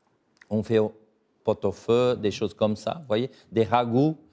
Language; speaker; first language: French; non-native, fluent; Portuguese